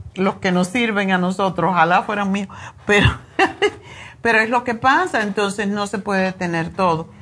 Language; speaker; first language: Spanish; native; Spanish